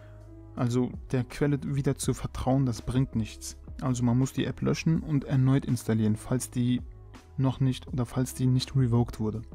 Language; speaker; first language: German; native; German